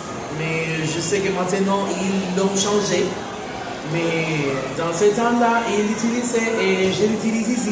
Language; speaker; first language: French; non-native, fluent; Spanish